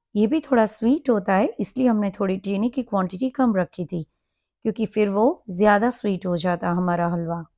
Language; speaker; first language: Hindi; non-native, local second language; Gujarati